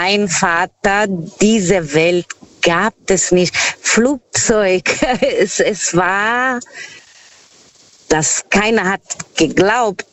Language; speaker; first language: German; non-native, learner; Portuguese